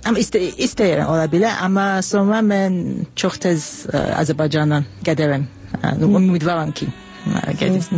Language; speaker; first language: Azerbaijani; non-native, learner; English